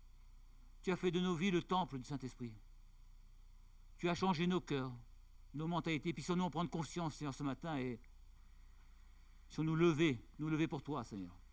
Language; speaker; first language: French; native; French